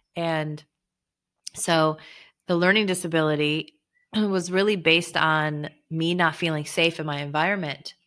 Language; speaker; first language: English; early bilingual, other home language; Hebrew